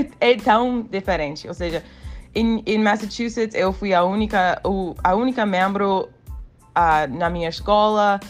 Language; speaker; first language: Portuguese; non-native, fluent; English